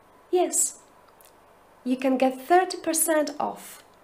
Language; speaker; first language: English; non-native, fluent; Polish